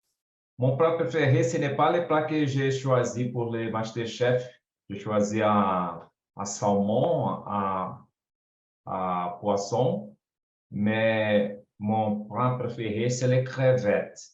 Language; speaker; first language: French; non-native, learner; Portuguese